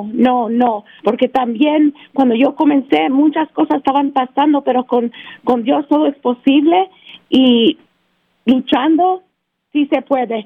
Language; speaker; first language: Spanish; early bilingual, heritage; Spanish